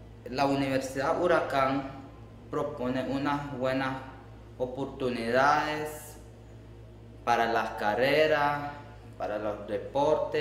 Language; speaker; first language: Spanish; non-native, local second language; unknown